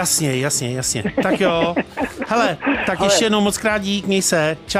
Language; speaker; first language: Czech; native; Czech